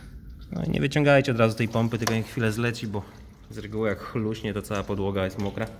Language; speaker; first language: Polish; native; Polish